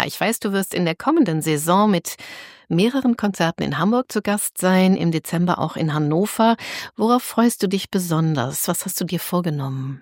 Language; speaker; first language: German; native; German